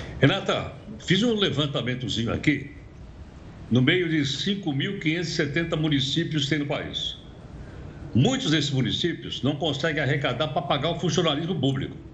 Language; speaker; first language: Portuguese; native; Portuguese